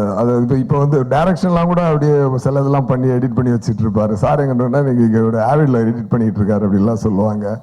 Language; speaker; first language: Tamil; native; Tamil